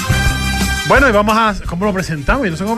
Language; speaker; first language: Spanish; native; Spanish